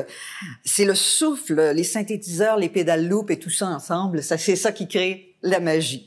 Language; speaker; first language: French; native; French